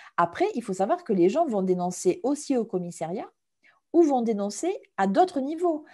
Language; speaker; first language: French; native; French